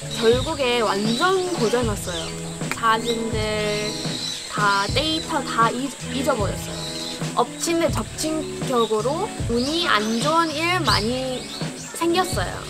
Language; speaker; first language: Korean; non-native, fluent; English